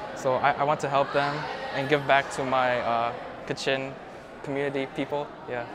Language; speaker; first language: English; early bilingual, other home language; Kachin